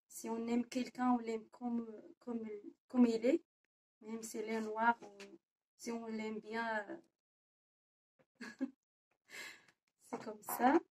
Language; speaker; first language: French; non-native, learner; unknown